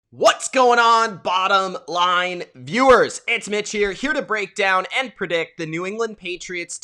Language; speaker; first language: English; native; English